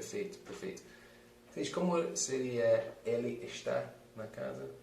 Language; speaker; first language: Portuguese; non-native, fluent; English